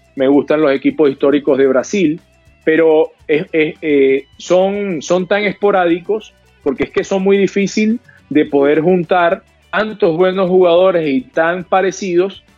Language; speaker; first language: Spanish; native; Spanish